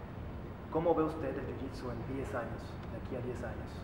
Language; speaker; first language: Spanish; native; Spanish